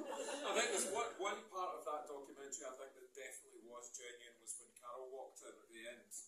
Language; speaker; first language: English; native; English